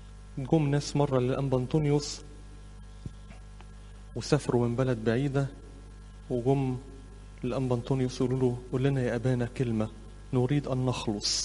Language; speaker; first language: Arabic; native; Arabic